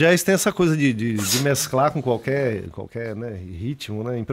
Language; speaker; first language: Portuguese; native; Portuguese